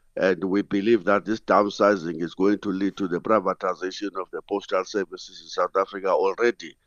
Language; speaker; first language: English; non-native, local second language; Xhosa